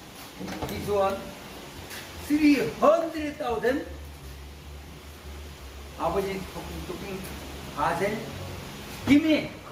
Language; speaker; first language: English; non-native, learner; Korean